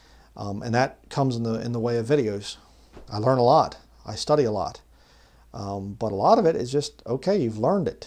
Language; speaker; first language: English; native; English